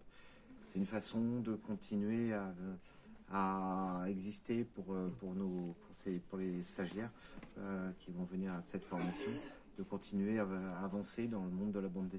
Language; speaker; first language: French; native; French